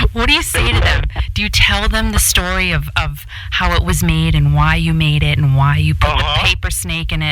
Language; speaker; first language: English; native; English